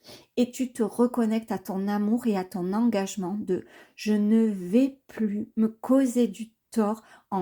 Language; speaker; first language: French; native; French